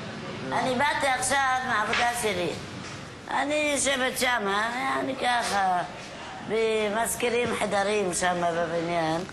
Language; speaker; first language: Hebrew; non-native, learner; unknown